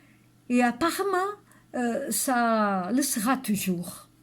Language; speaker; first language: French; non-native, learner; Portuguese